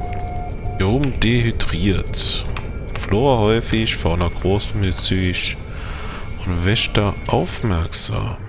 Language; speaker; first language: German; native; German